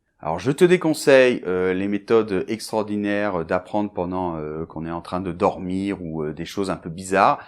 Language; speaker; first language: French; native; French